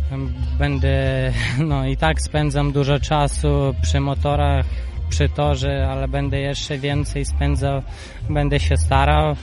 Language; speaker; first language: Polish; non-native, fluent; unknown